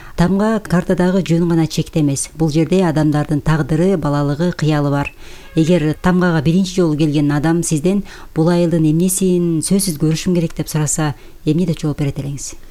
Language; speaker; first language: Kyrgyz; native; Kyrgyz